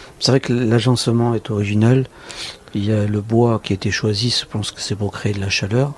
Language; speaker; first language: French; native; French